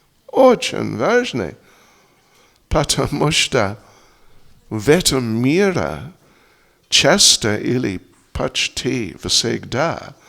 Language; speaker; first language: Russian; non-native, learner; English